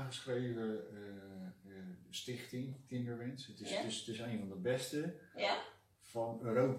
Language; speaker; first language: Dutch; native; Dutch